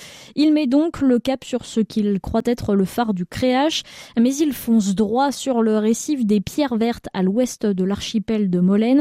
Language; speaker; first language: French; native; French